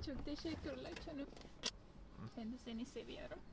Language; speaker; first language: Turkish; non-native, fluent; Estonian